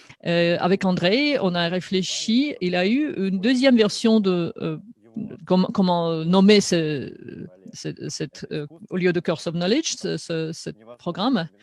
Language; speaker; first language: French; non-native, fluent; Russian